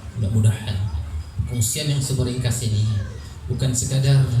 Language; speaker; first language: Malay; native; Malay